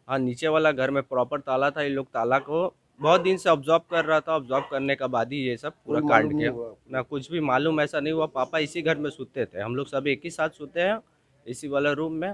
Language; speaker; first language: Hindi; non-native, local second language; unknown